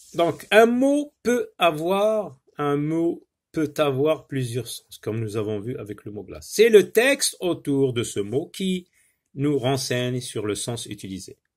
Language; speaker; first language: French; non-native, local second language; Arabic